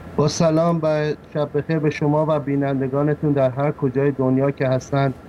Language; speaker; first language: Persian; native; Persian